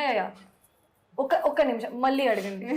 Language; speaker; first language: Telugu; non-native, learner; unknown